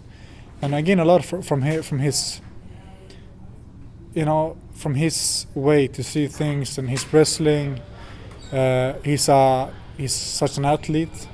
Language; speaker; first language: English; non-native, fluent; Swedish